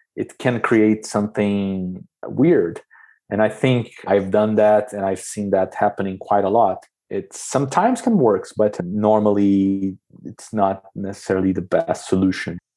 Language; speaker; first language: English; non-native, fluent; Portuguese